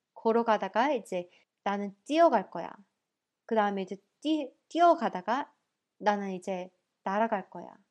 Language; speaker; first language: Korean; early bilingual, heritage; Korean